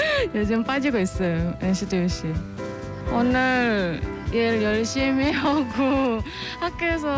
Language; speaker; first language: Korean; non-native, fluent; Indonesian